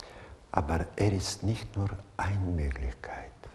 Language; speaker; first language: German; non-native, fluent; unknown